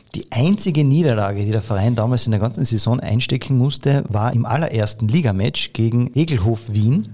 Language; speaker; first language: German; native; German